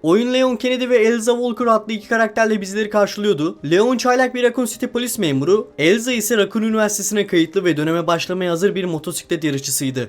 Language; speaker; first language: Turkish; native; Turkish